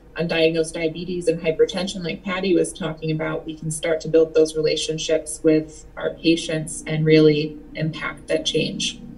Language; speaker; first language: English; native; English